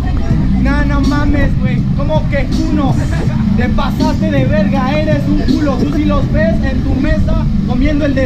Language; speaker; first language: Spanish; native; Spanish